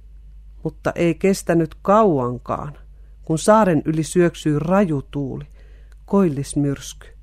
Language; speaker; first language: Finnish; native; Finnish